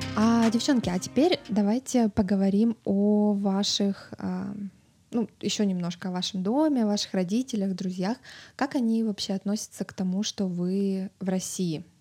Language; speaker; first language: Russian; native; Russian